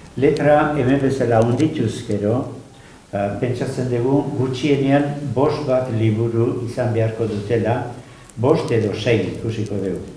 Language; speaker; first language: Basque; native; Basque